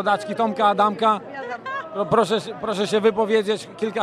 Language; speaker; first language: Polish; native; Polish